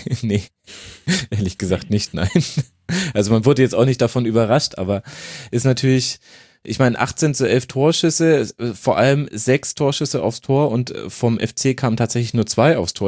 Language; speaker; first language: German; native; German